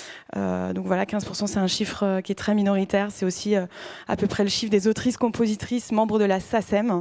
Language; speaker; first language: French; native; French